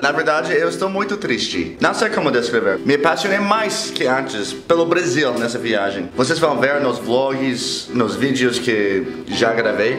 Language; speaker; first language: Portuguese; non-native, fluent; English